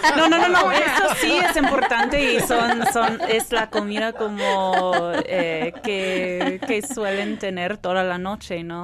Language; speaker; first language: Spanish; non-native, fluent; English